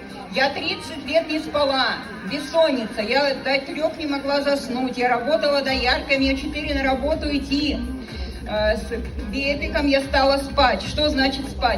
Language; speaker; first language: Russian; native; Russian